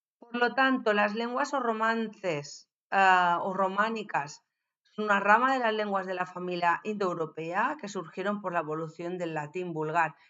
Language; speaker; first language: Spanish; native; Spanish